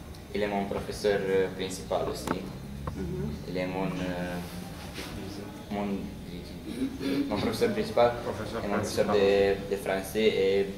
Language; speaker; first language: French; non-native, learner; Romanian